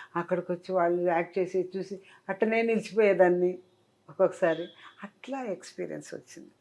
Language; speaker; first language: Telugu; native; Telugu